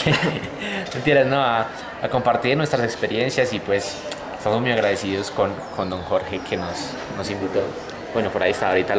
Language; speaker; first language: Spanish; native; Spanish